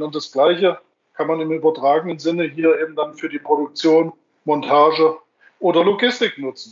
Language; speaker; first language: German; native; German